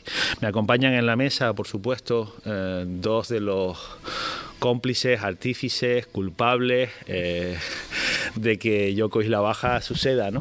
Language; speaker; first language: Spanish; native; Spanish